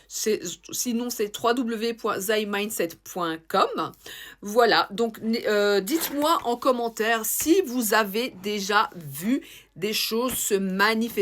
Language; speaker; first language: French; native; French